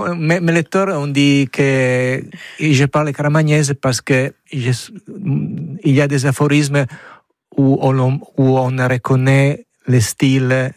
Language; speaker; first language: French; non-native, fluent; Italian